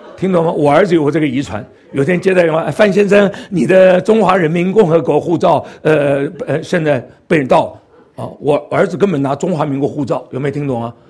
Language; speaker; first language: Chinese; non-native, local second language; Cantonese